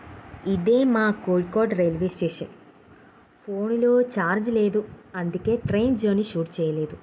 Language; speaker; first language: Telugu; non-native, learner; Malayalam